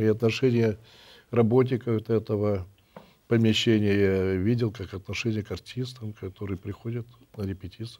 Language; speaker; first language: Russian; native; Russian